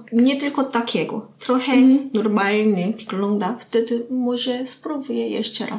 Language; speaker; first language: Polish; non-native, learner; Korean